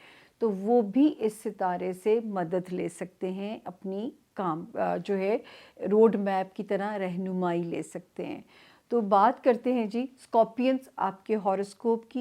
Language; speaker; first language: Urdu; native; Urdu